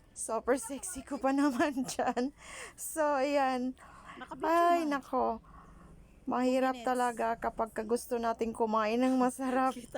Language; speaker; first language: Filipino; non-native, local second language; Cebuano